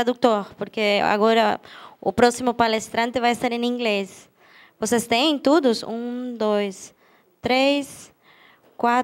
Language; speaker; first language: Portuguese; non-native, fluent; German